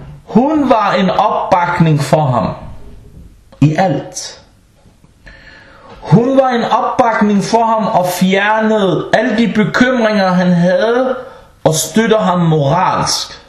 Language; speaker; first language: Danish; non-native, local second language; Arabic